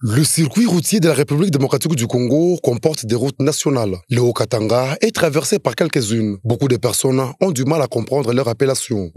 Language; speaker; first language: French; non-native, local second language; Swahili